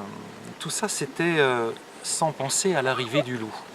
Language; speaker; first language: French; native; French